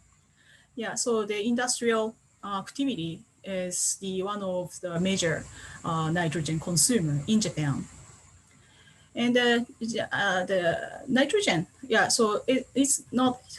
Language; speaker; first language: English; non-native, fluent; Japanese